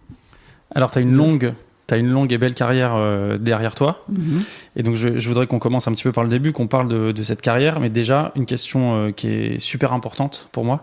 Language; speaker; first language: French; native; French